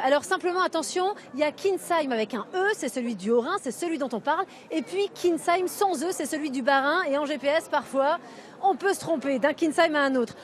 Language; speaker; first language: French; native; French